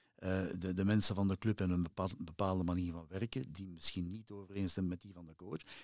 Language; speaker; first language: Dutch; native; Dutch